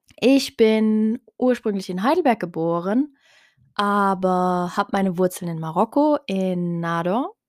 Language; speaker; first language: German; early bilingual, other home language; Riffian